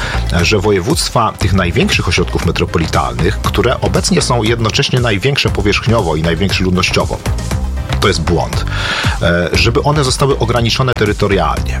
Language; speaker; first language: Polish; native; Polish